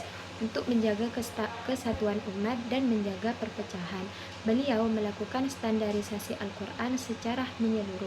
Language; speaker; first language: Indonesian; non-native, local second language; Madurese